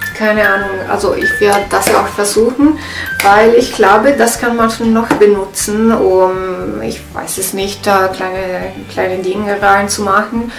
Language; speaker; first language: German; non-native, learner; Italian